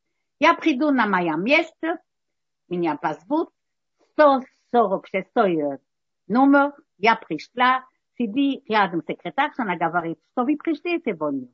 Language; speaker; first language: Russian; early bilingual, heritage; Russian